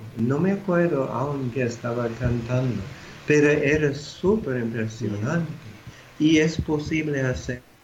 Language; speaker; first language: Spanish; non-native, fluent; English